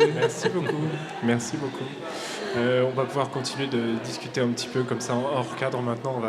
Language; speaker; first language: French; native; French